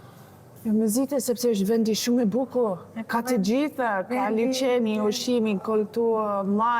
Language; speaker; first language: Albanian; non-native, learner; English